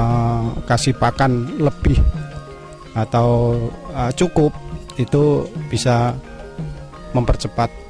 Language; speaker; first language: Indonesian; non-native, local second language; Javanese